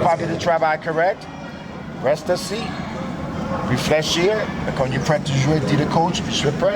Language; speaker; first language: French; non-native, learner; English